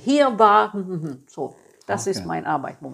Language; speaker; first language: German; non-native, fluent; Swedish